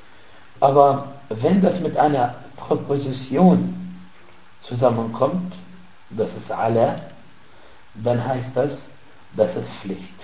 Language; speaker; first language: German; non-native, fluent; Arabic